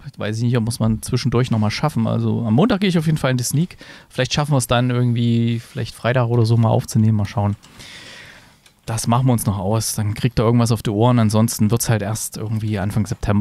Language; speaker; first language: German; native; German